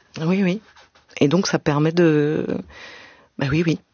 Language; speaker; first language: French; native; French